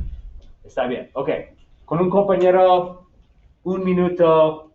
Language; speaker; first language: Spanish; non-native, fluent; English